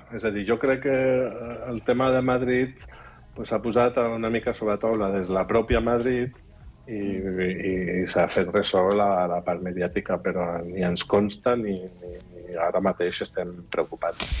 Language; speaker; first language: Catalan; non-native, fluent; German